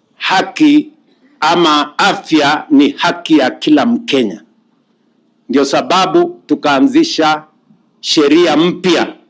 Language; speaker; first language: Swahili; native; Swahili